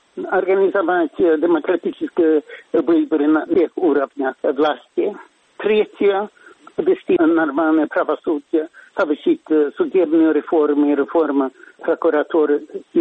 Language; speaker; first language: Russian; non-native, fluent; Swedish